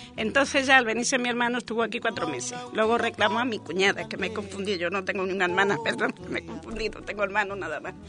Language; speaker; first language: Spanish; native; Spanish